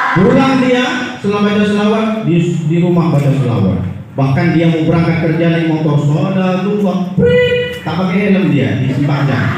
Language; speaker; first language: Indonesian; non-native, local second language; Madurese